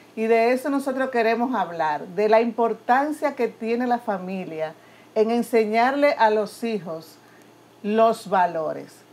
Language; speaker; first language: Spanish; native; Spanish